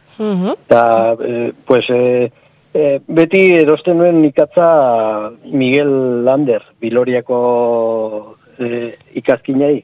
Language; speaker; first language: Basque; non-native, local second language; Spanish